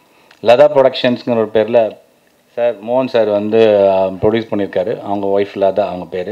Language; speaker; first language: Tamil; native; Tamil